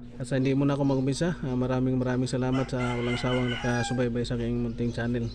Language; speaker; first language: Filipino; non-native, local second language; Cebuano